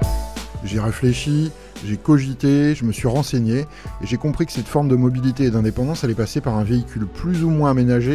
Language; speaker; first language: French; native; French